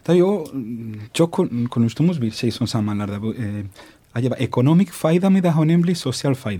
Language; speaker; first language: Turkish; non-native, fluent; Spanish